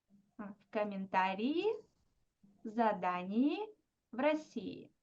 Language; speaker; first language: Russian; non-native, fluent; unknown